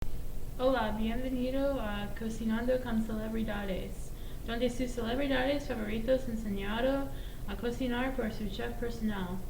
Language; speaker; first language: Spanish; non-native, learner; English